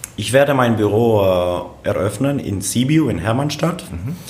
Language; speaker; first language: German; non-native, fluent; Romanian